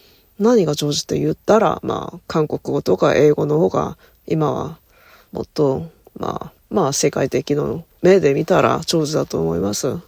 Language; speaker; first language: Japanese; non-native, learner; Korean